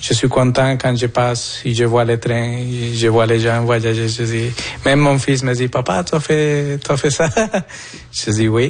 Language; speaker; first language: French; non-native, fluent; Spanish